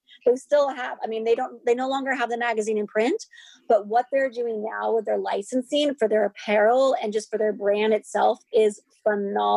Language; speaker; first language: English; native; English